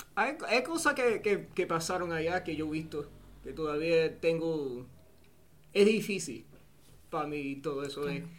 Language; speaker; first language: Spanish; early bilingual, heritage; Spanish